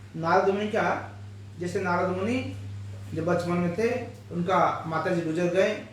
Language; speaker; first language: Hindi; non-native, local second language; Bangla